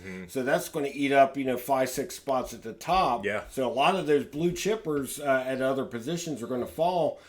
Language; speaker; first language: English; native; English